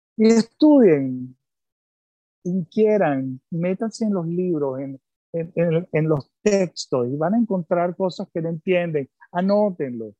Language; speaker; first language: Spanish; early bilingual, other home language; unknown